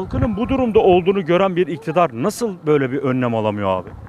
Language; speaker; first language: Turkish; native; Turkish